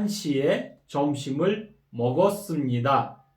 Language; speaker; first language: Korean; non-native, fluent; Kyrgyz